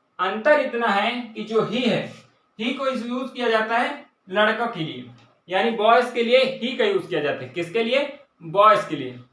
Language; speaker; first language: Hindi; native; Hindi